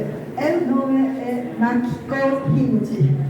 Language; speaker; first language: Portuguese; non-native, learner; Japanese